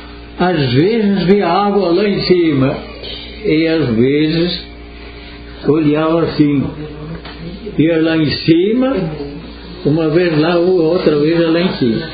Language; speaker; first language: Portuguese; non-native, local second language; Italian